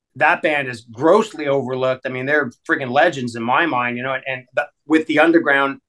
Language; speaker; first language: English; native; English